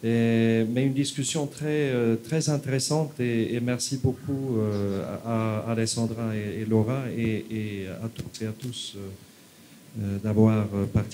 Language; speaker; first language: French; non-native, fluent; Swedish